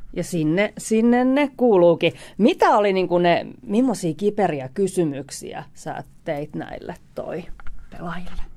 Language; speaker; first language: Finnish; native; Finnish